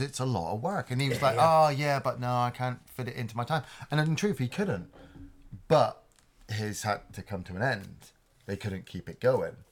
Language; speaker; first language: English; native; English